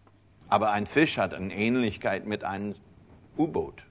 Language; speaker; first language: German; non-native, fluent; English